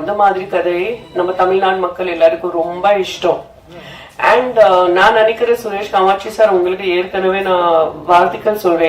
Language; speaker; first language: Tamil; non-native, learner; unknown